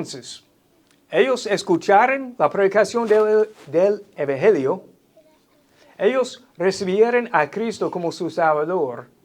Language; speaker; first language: Spanish; non-native, fluent; English